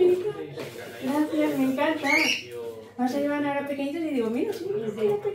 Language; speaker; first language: Spanish; native; Spanish